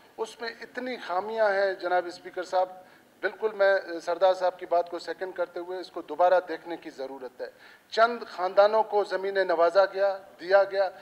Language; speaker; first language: Urdu; non-native, local second language; Baluchi